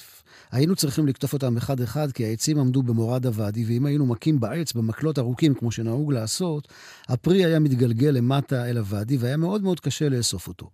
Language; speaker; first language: Hebrew; native; Hebrew